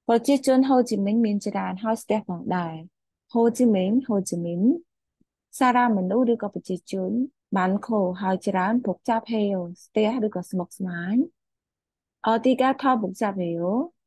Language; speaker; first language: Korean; non-native, fluent; Khmer